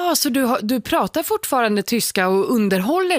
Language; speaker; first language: Swedish; native; Swedish